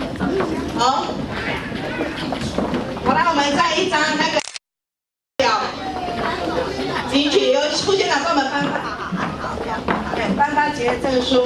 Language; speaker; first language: Chinese; native; Chinese